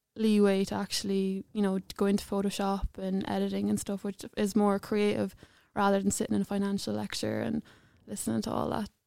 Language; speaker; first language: English; native; English